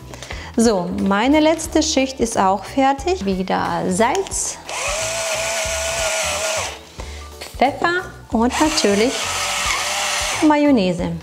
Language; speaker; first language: German; non-native, fluent; Russian